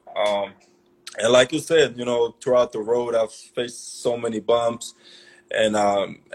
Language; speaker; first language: English; early bilingual, other home language; Portuguese